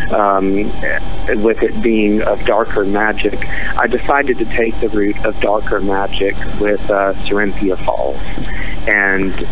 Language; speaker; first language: English; native; English